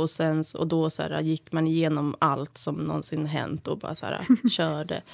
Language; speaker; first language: Swedish; native; Swedish